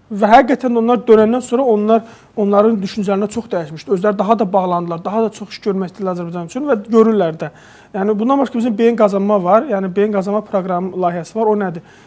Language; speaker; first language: Azerbaijani; native; Azerbaijani